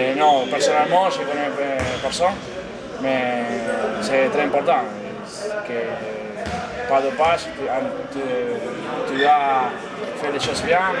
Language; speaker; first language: French; non-native, learner; Spanish